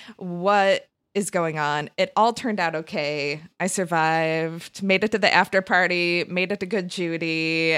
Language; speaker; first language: English; native; English